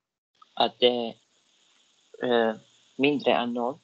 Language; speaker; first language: Swedish; non-native, learner; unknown